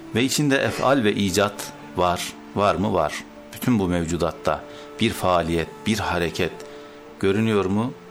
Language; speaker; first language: Turkish; native; Turkish